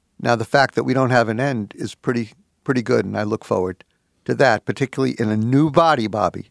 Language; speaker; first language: English; native; English